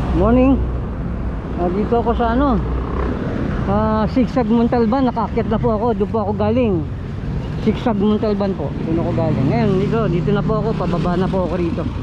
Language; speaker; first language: Filipino; native; Filipino